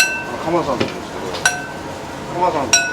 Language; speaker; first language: Japanese; native; Japanese